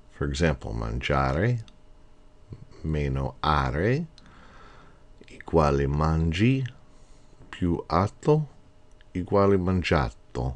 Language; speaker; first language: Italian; non-native, fluent; English